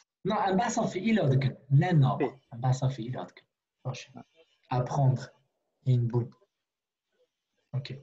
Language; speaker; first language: French; non-native, fluent; Kurdish